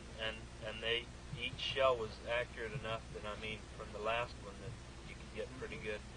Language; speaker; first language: English; native; English